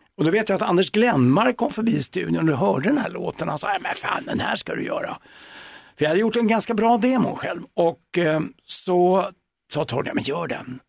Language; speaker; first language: Swedish; native; Swedish